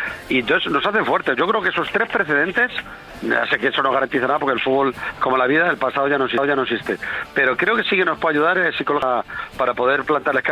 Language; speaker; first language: Spanish; native; Spanish